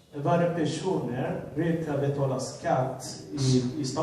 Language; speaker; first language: Swedish; non-native, fluent; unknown